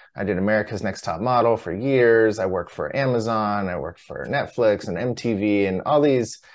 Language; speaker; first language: English; native; English